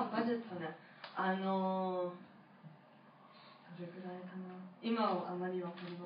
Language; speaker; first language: Japanese; non-native, fluent; English